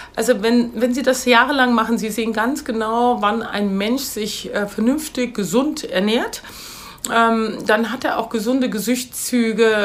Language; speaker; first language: German; native; German